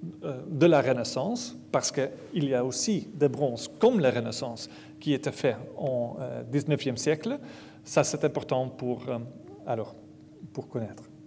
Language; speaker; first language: French; non-native, learner; Dutch